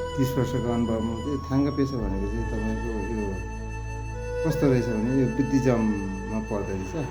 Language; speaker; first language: Nepali; non-native, local second language; Eastern Tamang